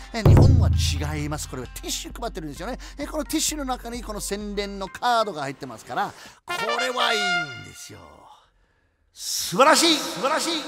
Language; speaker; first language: Japanese; non-native, fluent; English